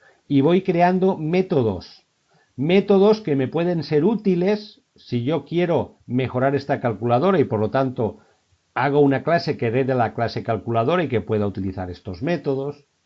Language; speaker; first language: Spanish; native; Spanish